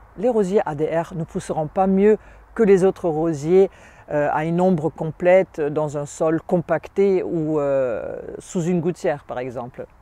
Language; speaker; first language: French; non-native, fluent; German